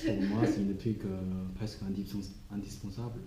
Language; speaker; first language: French; non-native, learner; Chinese